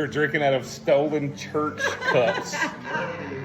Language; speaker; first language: English; native; English